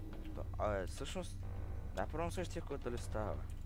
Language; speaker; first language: Bulgarian; native; Bulgarian